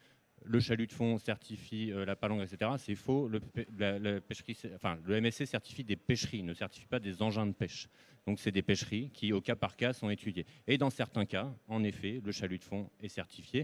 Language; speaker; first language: French; native; French